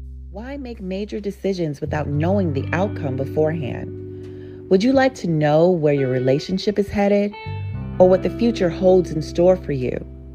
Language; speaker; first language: English; native; English